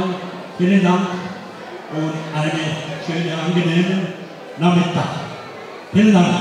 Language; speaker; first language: German; non-native, fluent; Tibetan